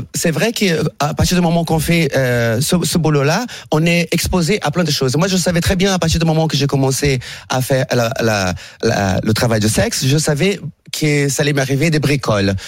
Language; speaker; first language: French; non-native, fluent; Portuguese